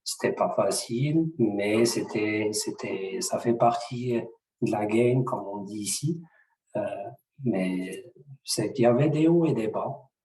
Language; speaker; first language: French; non-native, local second language; Arabic